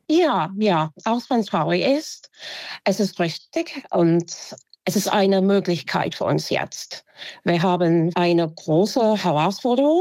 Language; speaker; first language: German; non-native, fluent; English